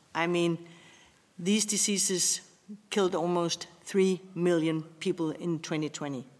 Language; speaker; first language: English; non-native, fluent; Danish